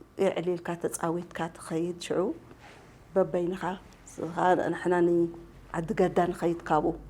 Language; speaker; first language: Tigrinya; non-native, local second language; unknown